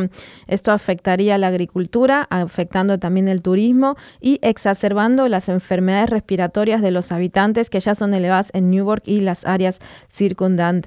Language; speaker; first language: Spanish; native; Spanish